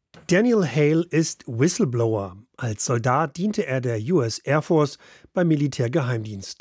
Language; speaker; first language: German; native; German